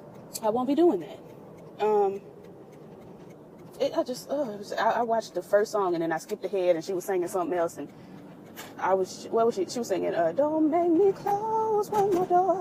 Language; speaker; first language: English; native; English